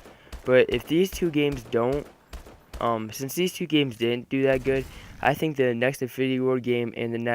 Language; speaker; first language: English; native; English